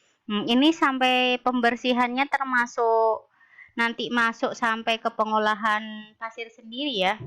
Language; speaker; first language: Indonesian; native; Indonesian